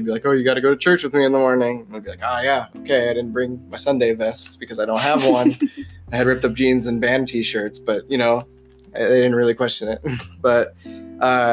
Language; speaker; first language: English; native; English